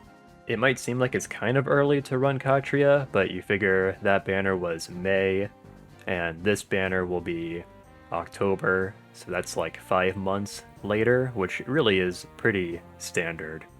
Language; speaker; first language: English; native; English